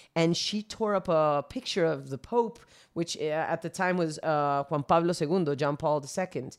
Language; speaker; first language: English; non-native, fluent; Spanish